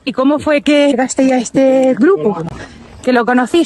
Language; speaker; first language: Spanish; native; Spanish